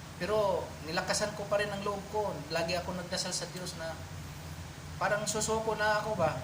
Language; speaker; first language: Filipino; non-native, local second language; Cebuano